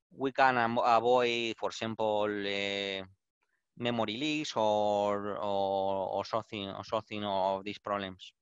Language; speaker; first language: English; non-native, learner; Spanish